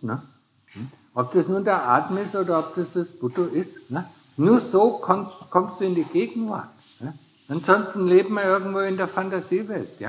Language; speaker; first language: German; non-native, fluent; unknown